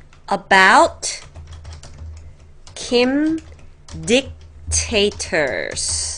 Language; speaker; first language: English; non-native, fluent; Korean